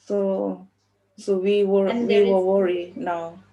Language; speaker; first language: English; non-native, learner; Korean